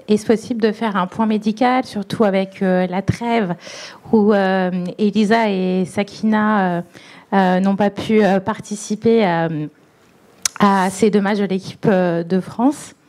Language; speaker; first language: French; native; French